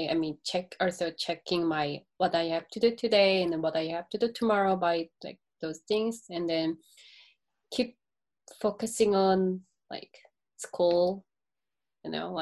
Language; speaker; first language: English; non-native, learner; Korean